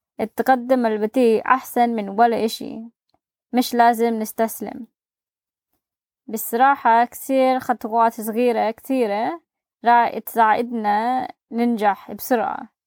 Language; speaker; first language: Arabic; non-native, learner; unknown